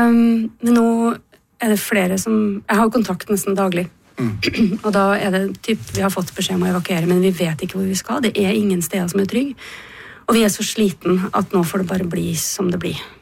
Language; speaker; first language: Norwegian; native; Norwegian